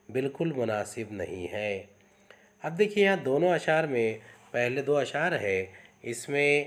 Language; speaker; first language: Urdu; native; Urdu